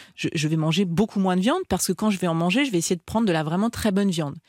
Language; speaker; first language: French; native; French